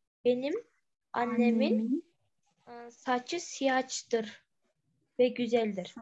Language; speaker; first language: Turkish; non-native, learner; Kyrgyz